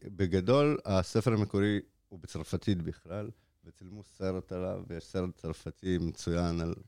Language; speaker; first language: Hebrew; early bilingual, other home language; Russian